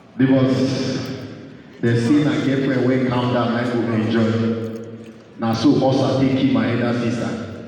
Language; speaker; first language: Nigerian Pidgin; native; Nigerian Pidgin